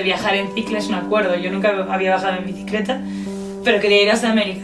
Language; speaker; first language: Spanish; native; Spanish